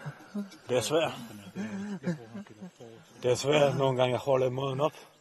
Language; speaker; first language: Danish; non-native, fluent; Spanish